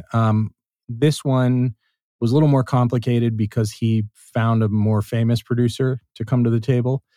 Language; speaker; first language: English; native; English